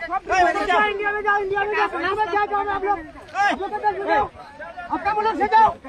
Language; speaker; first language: Hindi; non-native, learner; Bangla